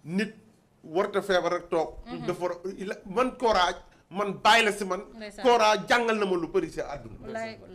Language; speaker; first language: Wolof; native; Wolof